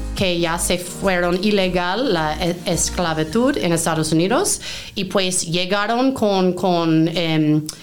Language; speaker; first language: Spanish; non-native, fluent; English